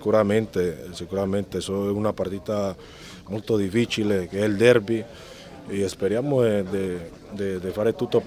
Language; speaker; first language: Italian; non-native, fluent; Spanish